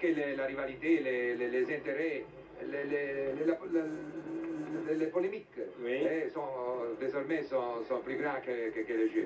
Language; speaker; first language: French; non-native, fluent; Italian